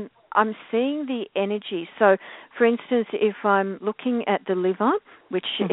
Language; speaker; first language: English; native; English